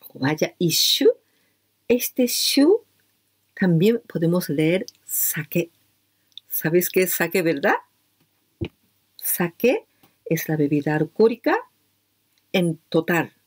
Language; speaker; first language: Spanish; non-native, fluent; Japanese